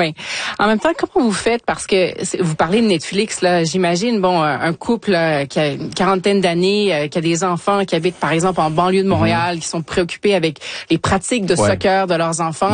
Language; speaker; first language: French; native; French